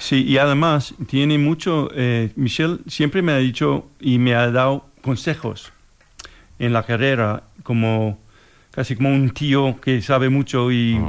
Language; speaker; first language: Spanish; non-native, fluent; English